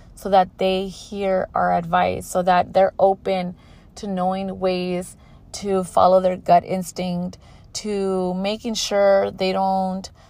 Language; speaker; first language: English; early bilingual, other home language; Spanish